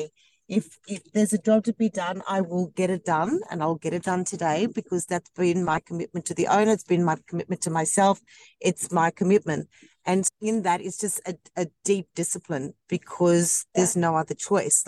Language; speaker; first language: English; native; English